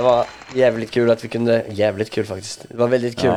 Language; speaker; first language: Swedish; native; Swedish